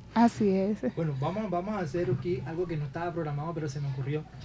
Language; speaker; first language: Spanish; native; Spanish